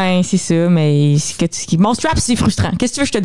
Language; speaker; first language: French; native; French